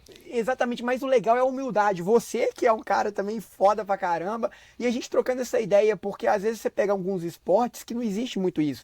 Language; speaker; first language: Portuguese; native; Portuguese